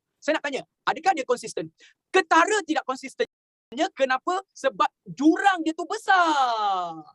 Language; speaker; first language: Malay; native; Malay